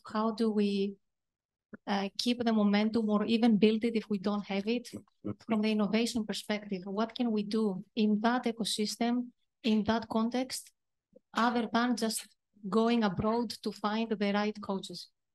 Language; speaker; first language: English; non-native, fluent; Greek